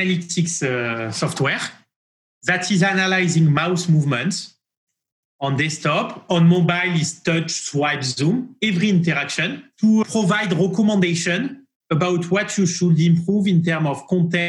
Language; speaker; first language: English; non-native, fluent; French